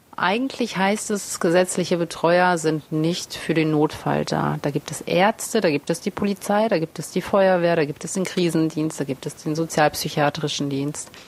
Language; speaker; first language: German; early bilingual, other home language; Russian